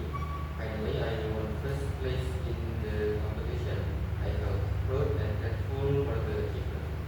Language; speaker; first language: English; non-native, learner; Indonesian